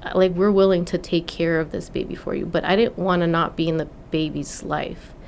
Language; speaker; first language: English; non-native, fluent; Spanish